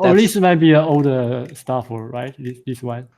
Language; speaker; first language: English; non-native, fluent; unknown